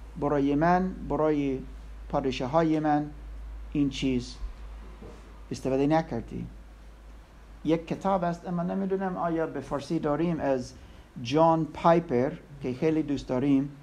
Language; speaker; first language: Persian; non-native, learner; English